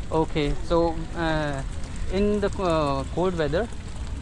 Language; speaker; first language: English; non-native, learner; Hindi